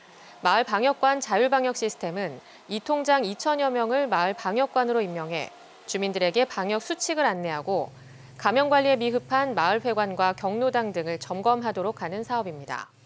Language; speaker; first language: Korean; native; Korean